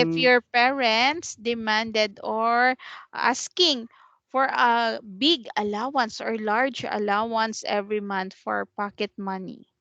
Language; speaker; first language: English; non-native, fluent; Vietnamese